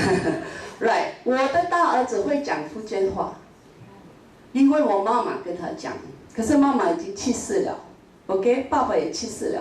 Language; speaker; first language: Chinese; non-native, local second language; Min Nan Chinese